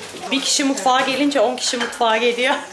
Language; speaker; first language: Turkish; native; Turkish